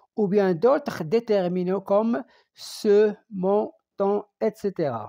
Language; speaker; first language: French; non-native, local second language; Arabic